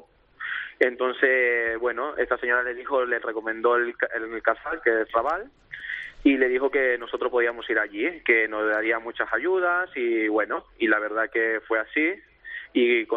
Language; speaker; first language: Spanish; native; Spanish